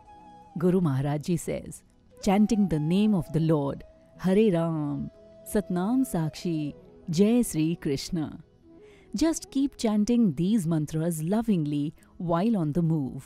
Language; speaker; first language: English; non-native, local second language; Hindi